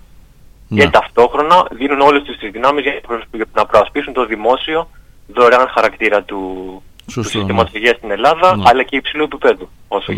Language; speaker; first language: Greek; native; Greek